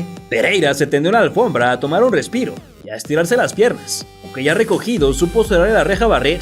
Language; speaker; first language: Spanish; native; Spanish